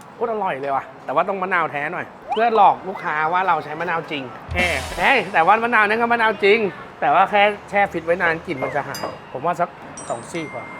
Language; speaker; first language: Thai; native; Thai